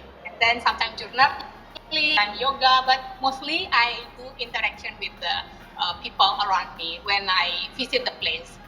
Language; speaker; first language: English; non-native, learner; Indonesian